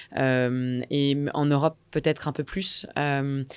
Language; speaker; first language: French; native; French